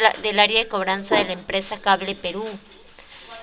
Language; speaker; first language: Spanish; native; Spanish